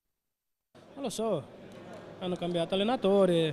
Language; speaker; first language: Italian; non-native, fluent; Portuguese